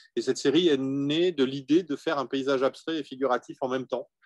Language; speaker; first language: French; native; French